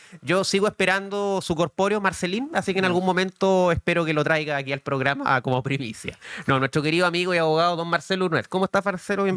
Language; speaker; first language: Spanish; native; Spanish